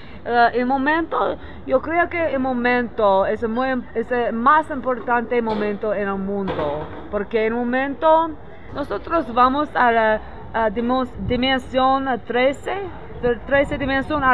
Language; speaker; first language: Spanish; non-native, learner; English